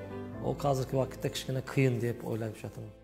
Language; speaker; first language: Kazakh; non-native, learner; Turkish